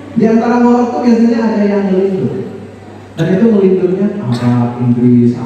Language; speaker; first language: Indonesian; non-native, local second language; Minangkabau